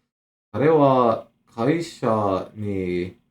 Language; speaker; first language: Japanese; non-native, learner; English